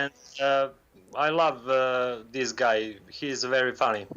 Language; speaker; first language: English; non-native, learner; Serbian